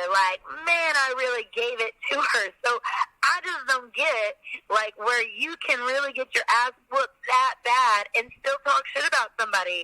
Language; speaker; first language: English; native; English